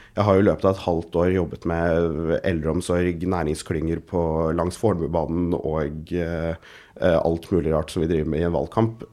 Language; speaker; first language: Norwegian; early bilingual, other home language; Urdu